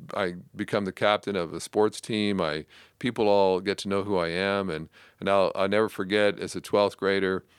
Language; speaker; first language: English; native; English